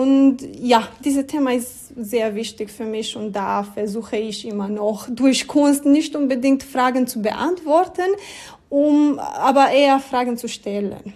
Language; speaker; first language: German; non-native, learner; Romanian